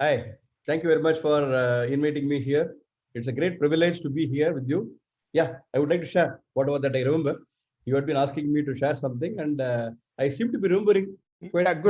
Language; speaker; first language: English; non-native, local second language; Tamil